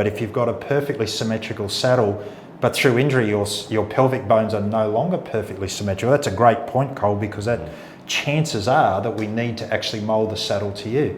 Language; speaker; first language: English; native; English